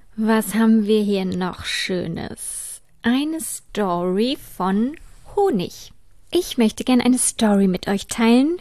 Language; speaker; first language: German; native; German